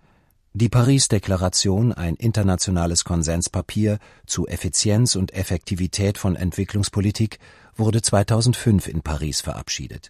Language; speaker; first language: German; native; German